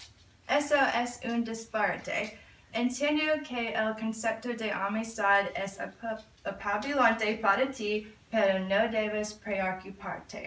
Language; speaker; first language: Spanish; non-native, learner; English